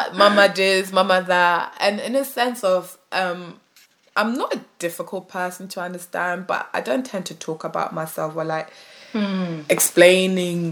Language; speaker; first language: English; native; English